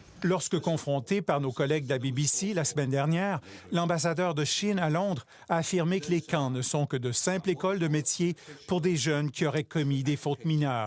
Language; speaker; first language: French; native; French